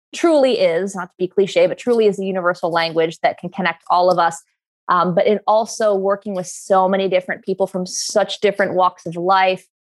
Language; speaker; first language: English; native; English